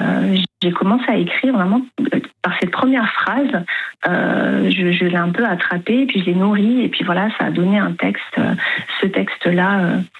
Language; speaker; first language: French; native; French